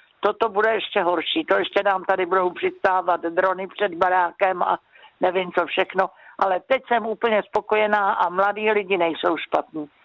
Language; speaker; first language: Czech; native; Czech